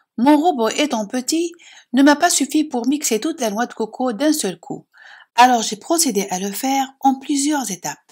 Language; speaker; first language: French; non-native, local second language; Arabic